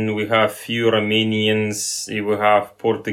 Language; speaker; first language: English; non-native, fluent; Lithuanian